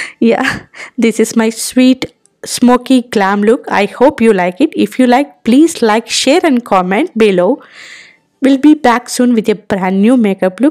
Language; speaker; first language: English; non-native, local second language; Telugu